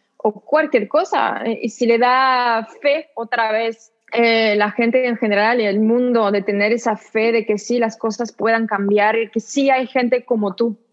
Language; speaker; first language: Spanish; non-native, fluent; French